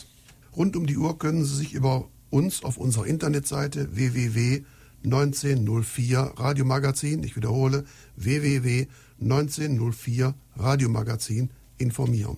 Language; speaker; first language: German; native; German